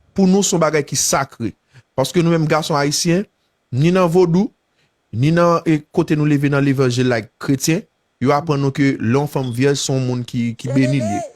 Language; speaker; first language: Haitian Creole; native; Haitian Creole